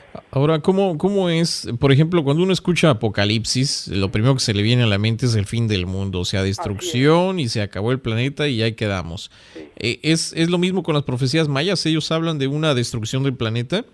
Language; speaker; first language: Spanish; native; Spanish